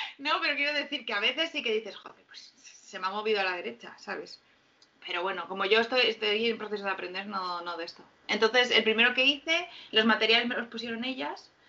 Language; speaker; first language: Spanish; native; Spanish